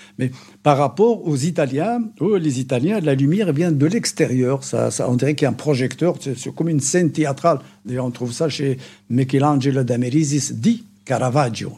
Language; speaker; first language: French; non-native, local second language; Arabic